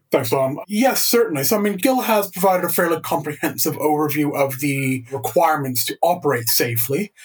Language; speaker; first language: English; native; English